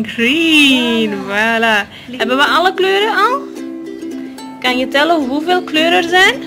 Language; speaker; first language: Dutch; non-native, fluent; Urdu